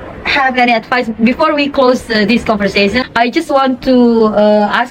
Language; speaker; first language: English; non-native, fluent; Indonesian